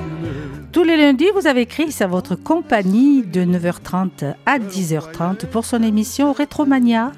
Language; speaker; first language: French; native; French